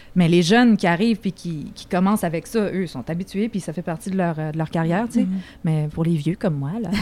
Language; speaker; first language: French; native; French